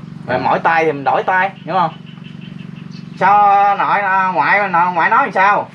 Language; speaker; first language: Vietnamese; native; Vietnamese